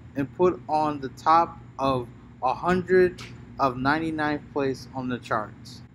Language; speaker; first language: English; native; English